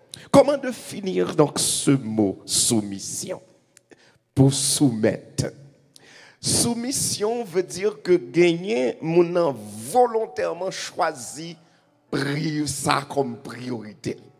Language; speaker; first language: French; native; French